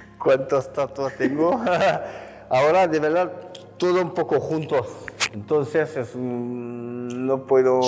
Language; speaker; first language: Spanish; non-native, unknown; French